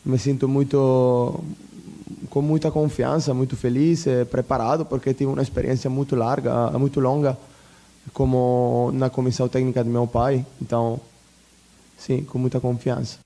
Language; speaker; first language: Portuguese; non-native, fluent; Italian